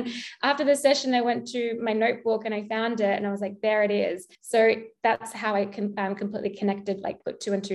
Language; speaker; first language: English; native; English